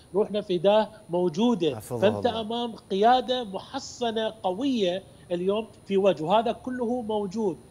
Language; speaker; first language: Arabic; native; Arabic